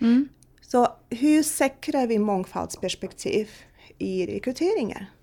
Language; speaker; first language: Swedish; non-native, fluent; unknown